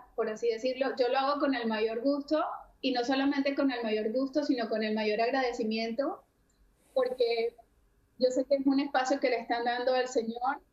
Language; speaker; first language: Spanish; native; Spanish